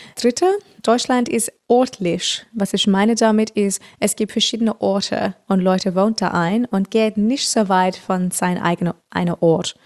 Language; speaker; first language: German; non-native, fluent; English